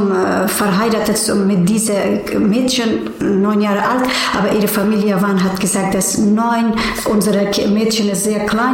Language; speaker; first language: German; non-native, learner; Persian